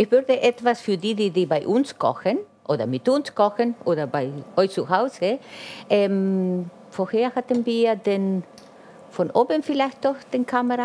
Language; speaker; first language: German; non-native, fluent; Italian